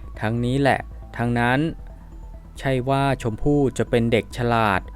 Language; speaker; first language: Thai; native; Thai